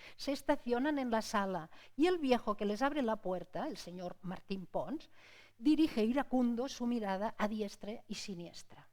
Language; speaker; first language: Spanish; non-native, local second language; Catalan